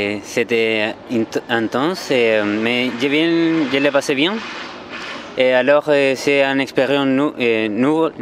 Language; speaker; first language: French; non-native, learner; Spanish